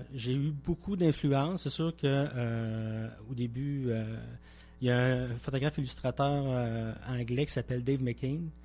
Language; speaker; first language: French; native; French